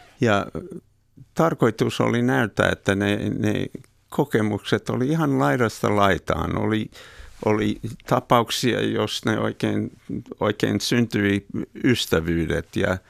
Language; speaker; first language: Finnish; non-native, fluent; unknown